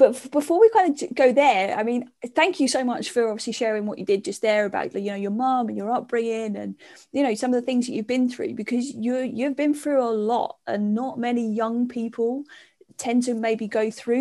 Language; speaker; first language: English; native; English